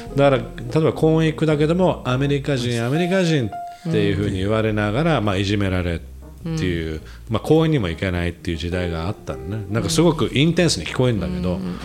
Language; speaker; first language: Japanese; native; Japanese